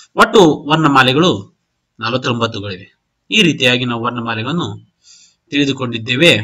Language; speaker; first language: Kannada; non-native, local second language; Urdu